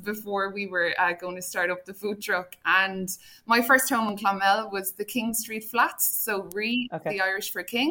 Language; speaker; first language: English; native; English